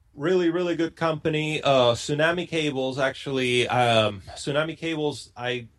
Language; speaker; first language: English; non-native, fluent; Spanish